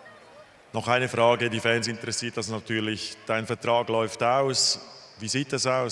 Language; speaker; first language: German; native; German